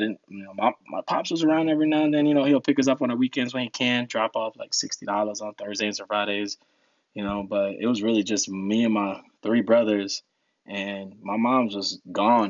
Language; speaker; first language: English; early bilingual, other home language; Spanish